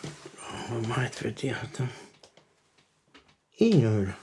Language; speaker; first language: Danish; non-native, fluent; Turkish